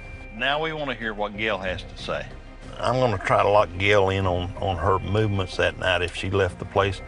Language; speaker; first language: English; native; English